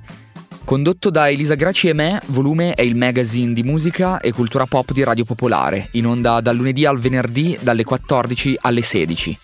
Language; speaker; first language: Italian; native; Italian